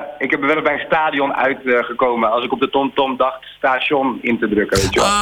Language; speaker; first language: Dutch; native; Dutch